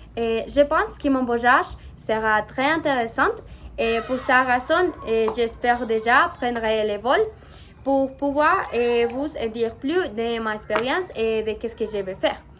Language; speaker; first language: French; non-native, learner; Spanish